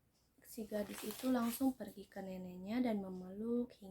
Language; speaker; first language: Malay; non-native, local second language; Sundanese